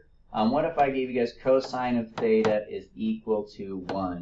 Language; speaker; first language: English; native; English